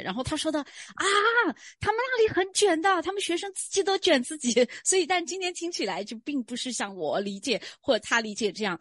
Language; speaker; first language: Chinese; native; Chinese